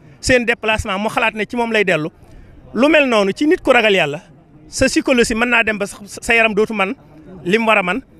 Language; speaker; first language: Wolof; native; Wolof